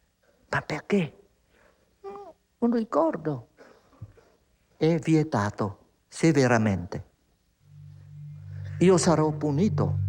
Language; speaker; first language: Italian; non-native, fluent; Vietnamese